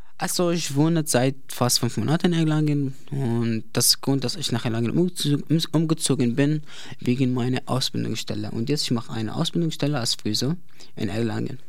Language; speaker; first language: German; non-native, learner; Arabic